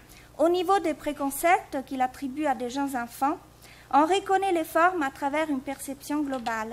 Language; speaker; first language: French; native; French